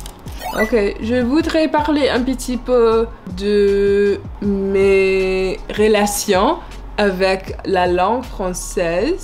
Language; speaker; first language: French; non-native, learner; English